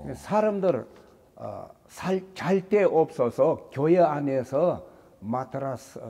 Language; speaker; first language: Korean; non-native, learner; Russian